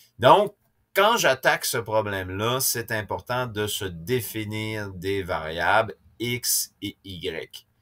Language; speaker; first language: French; native; French